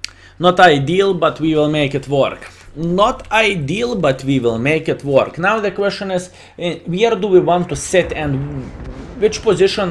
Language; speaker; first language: English; non-native, fluent; Lithuanian